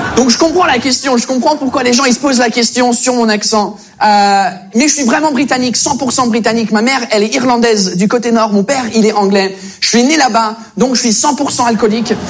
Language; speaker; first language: French; early bilingual, other home language; English